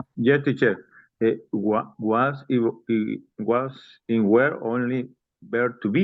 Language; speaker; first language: English; non-native, learner; Spanish